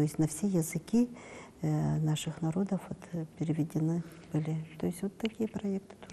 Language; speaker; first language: Russian; non-native, local second language; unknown